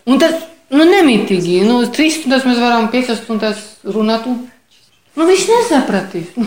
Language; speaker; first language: Latvian; non-native, fluent; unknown